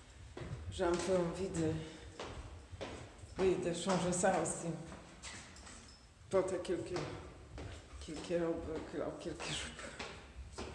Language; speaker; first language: French; non-native, fluent; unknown